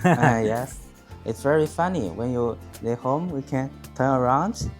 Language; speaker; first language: English; non-native, learner; Chinese